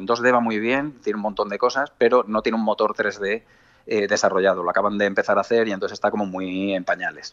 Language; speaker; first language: Spanish; native; Spanish